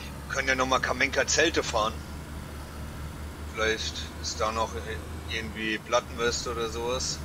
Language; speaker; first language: German; native; German